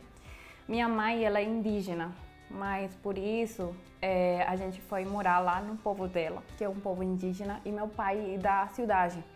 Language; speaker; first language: Portuguese; non-native, fluent; Spanish